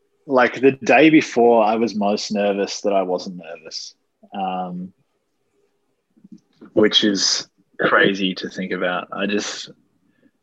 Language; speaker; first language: English; native; English